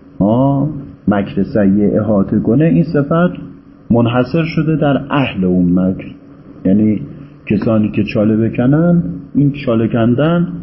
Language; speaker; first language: Persian; native; Persian